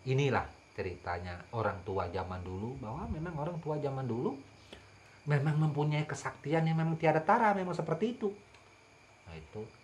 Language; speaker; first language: Indonesian; non-native, local second language; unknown